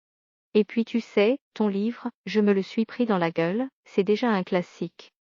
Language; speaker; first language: French; native; French